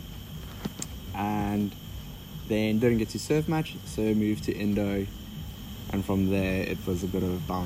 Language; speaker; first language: English; native; English